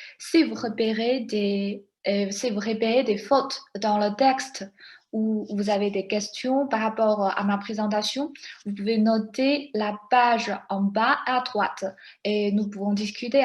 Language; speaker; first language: French; non-native, fluent; Chinese